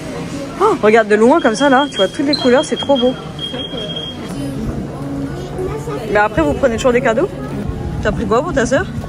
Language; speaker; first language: French; native; French